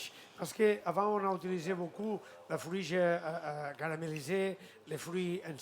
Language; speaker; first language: French; non-native, learner; Catalan